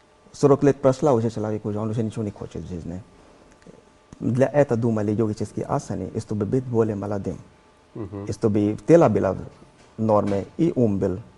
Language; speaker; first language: Russian; non-native, learner; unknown